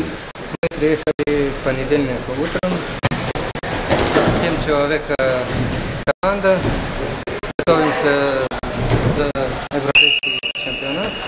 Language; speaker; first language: Russian; non-native, learner; Bulgarian